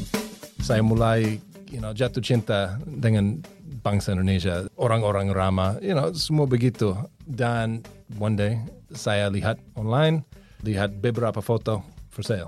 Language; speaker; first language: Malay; non-native, learner; English